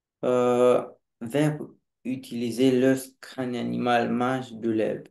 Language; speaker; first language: French; non-native, learner; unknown